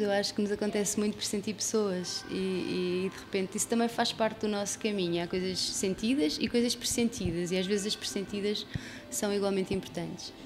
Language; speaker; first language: Portuguese; native; Portuguese